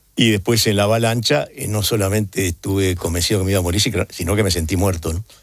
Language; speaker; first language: Spanish; native; Spanish